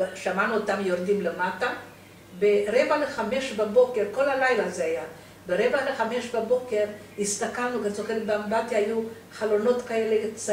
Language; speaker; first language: Hebrew; non-native, fluent; Romanian